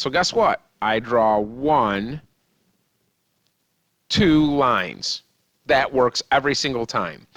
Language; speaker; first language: English; native; English